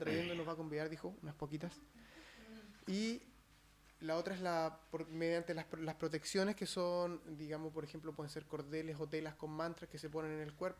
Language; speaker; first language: Spanish; native; Spanish